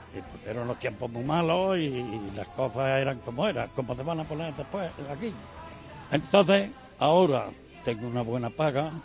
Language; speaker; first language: Spanish; native; Spanish